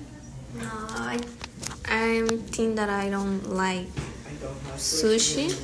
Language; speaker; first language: English; non-native, learner; Spanish